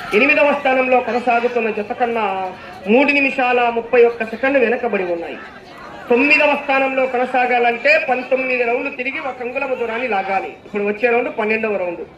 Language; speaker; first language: Telugu; native; Telugu